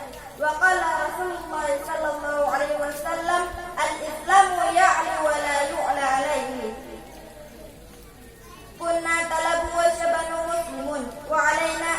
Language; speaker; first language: Arabic; non-native, learner; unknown